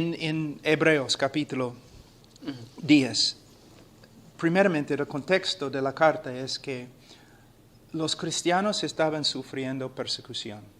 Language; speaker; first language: Spanish; non-native, fluent; English